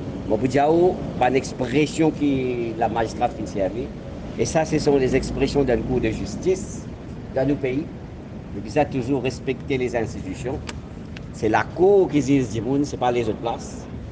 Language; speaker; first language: French; non-native, local second language; Morisyen